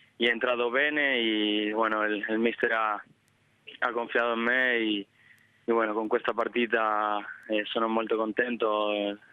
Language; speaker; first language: Italian; non-native, learner; Spanish